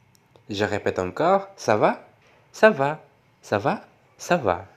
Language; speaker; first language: French; non-native, fluent; Javanese